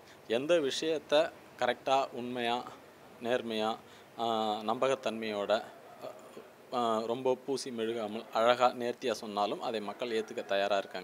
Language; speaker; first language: Tamil; native; Tamil